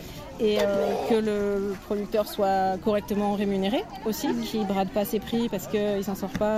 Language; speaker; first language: French; native; French